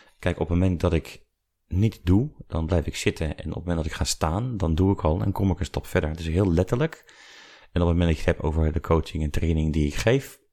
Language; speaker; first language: Dutch; native; Dutch